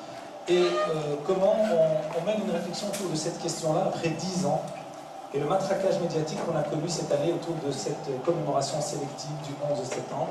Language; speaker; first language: French; native; French